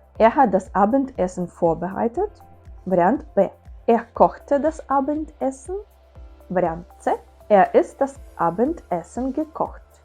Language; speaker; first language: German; non-native, fluent; Ukrainian